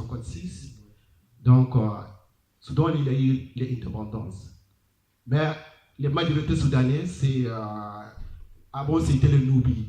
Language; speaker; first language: French; non-native, learner; Arabic